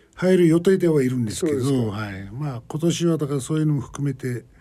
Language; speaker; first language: Japanese; non-native, fluent; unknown